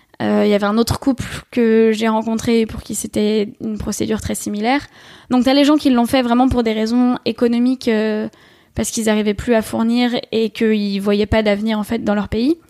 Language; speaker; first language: French; native; French